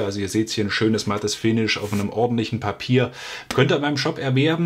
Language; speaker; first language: German; native; German